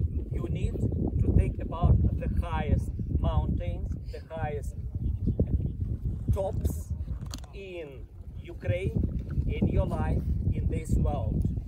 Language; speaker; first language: English; non-native, fluent; Ukrainian